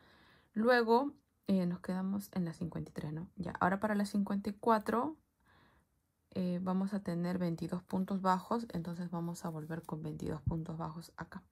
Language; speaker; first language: Spanish; native; Spanish